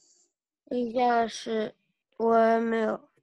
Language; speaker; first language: Chinese; non-native, learner; Indonesian